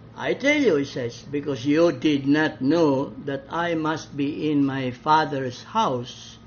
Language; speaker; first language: English; non-native, local second language; Cebuano